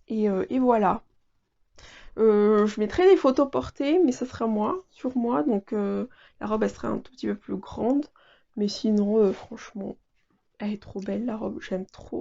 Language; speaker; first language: French; native; French